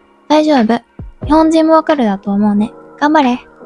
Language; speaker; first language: Japanese; non-native, learner; Indonesian